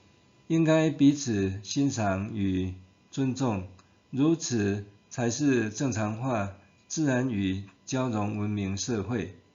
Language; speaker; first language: Chinese; non-native, local second language; Min Nan Chinese